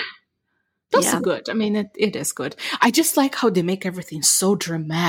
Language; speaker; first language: English; non-native, fluent; Ukrainian